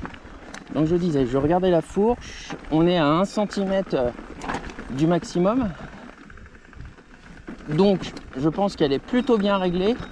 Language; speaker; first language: French; native; French